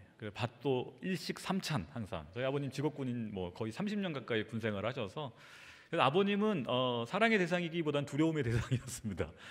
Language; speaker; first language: Korean; native; Korean